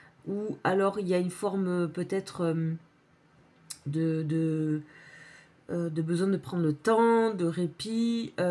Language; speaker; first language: French; native; French